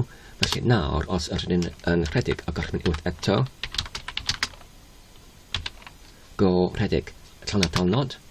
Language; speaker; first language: Welsh; non-native, learner; English